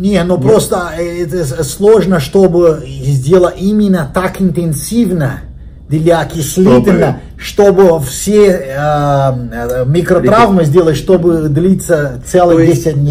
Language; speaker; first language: Russian; non-native, learner; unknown